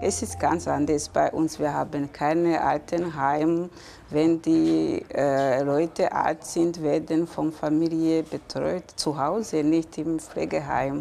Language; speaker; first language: German; non-native, fluent; Kinyarwanda